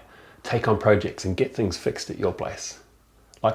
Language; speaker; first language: English; native; English